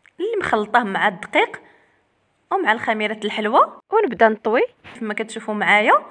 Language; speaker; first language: Arabic; native; Arabic